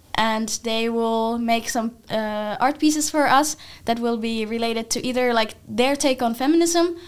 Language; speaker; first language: English; non-native, fluent; Finnish